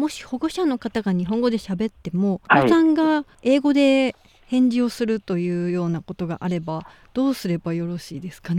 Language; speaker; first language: Japanese; native; Japanese